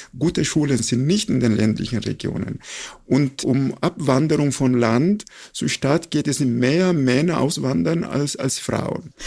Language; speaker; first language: German; non-native, fluent; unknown